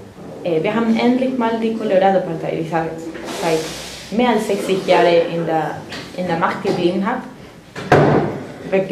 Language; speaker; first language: German; non-native, fluent; Spanish